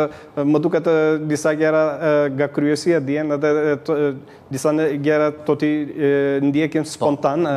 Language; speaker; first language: Albanian; early bilingual, heritage; Albanian